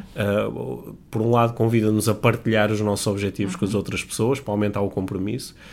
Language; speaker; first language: Portuguese; native; Portuguese